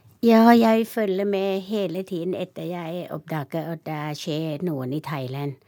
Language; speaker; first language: Norwegian; non-native, learner; Thai